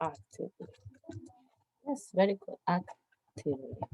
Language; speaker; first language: English; non-native, fluent; Spanish